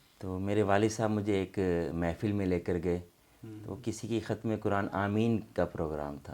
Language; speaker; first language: Urdu; non-native, local second language; Saraiki